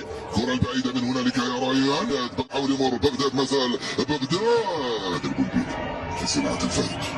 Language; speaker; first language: Arabic; native; Arabic